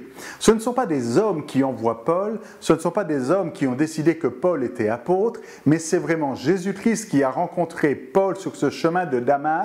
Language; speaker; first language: French; native; French